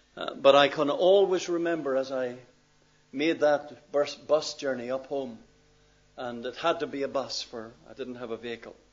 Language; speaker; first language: English; native; English